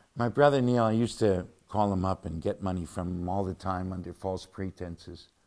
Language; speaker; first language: English; native; English